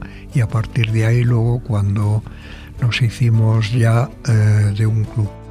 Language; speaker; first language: Spanish; native; Spanish